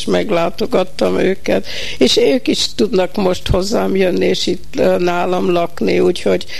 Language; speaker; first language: Hungarian; early bilingual, heritage; Hungarian